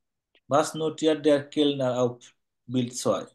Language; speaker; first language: German; non-native, fluent; Bangla